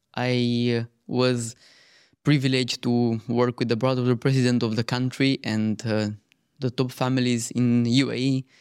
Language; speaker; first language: English; non-native, fluent; Romanian